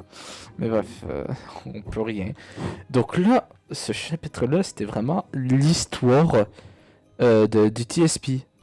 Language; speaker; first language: French; native; French